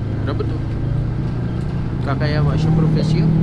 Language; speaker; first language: Russian; non-native, learner; Urdu